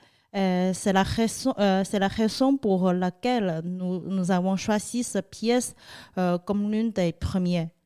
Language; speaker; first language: French; non-native, fluent; Chinese